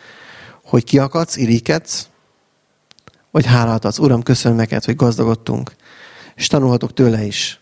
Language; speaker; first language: Hungarian; native; Hungarian